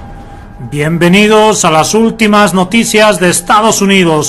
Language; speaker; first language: Spanish; native; Spanish